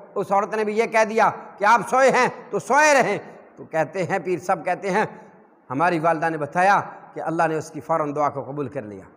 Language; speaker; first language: Urdu; non-native, local second language; Punjabi